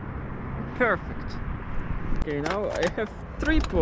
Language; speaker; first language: English; non-native, learner; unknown